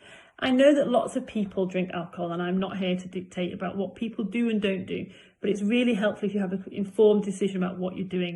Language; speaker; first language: English; native; English